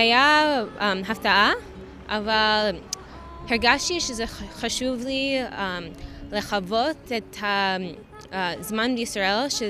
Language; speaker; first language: Hebrew; non-native, fluent; English